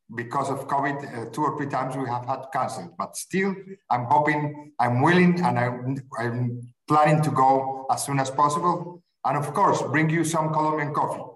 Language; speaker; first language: English; non-native, fluent; Spanish